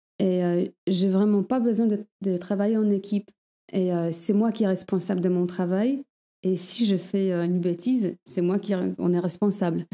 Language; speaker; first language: French; non-native, fluent; Polish